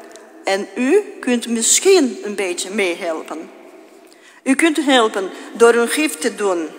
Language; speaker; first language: Dutch; non-native, fluent; Portuguese